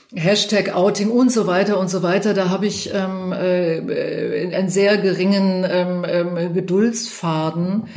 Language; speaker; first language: German; native; German